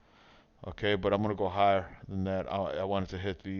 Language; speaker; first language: English; native; English